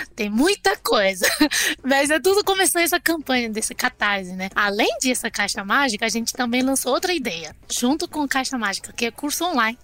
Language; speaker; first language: Portuguese; non-native, fluent; Chinese